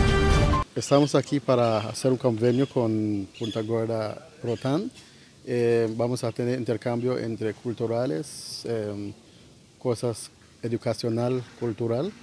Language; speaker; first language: Spanish; non-native, fluent; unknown